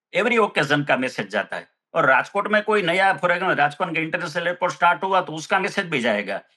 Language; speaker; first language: Hindi; non-native, local second language; Gujarati